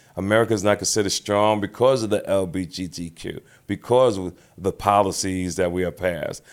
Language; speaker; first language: English; native; English